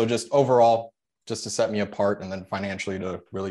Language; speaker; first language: English; early bilingual, other home language; Polish